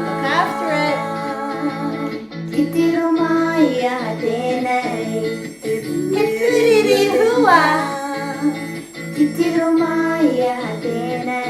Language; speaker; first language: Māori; non-native, fluent; English